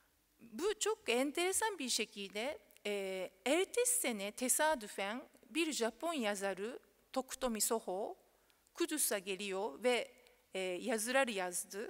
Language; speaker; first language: Turkish; non-native, fluent; Japanese